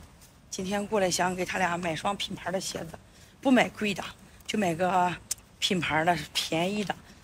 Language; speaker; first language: Chinese; native; Chinese